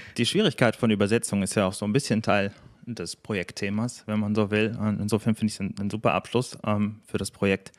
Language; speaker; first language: German; native; German